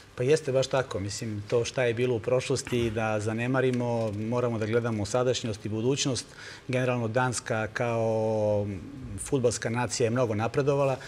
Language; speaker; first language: Serbian; native; Serbian